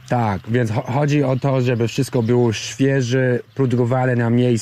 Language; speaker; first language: Polish; non-native, learner; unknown